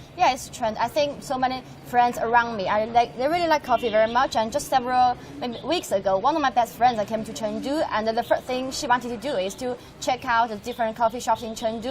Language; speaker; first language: English; non-native, fluent; Chinese